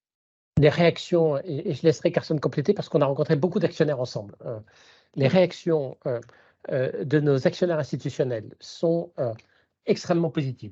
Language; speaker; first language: French; native; French